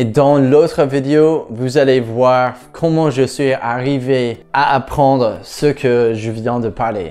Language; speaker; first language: French; non-native, fluent; English